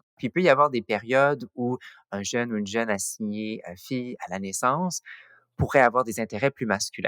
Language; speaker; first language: French; native; French